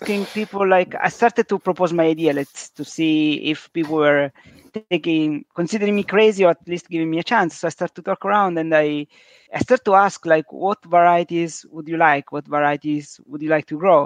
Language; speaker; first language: English; non-native, fluent; Italian